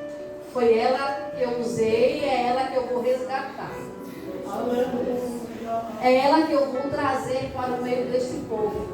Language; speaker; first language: Portuguese; native; Portuguese